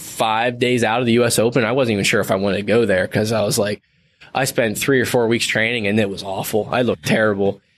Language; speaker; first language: English; native; English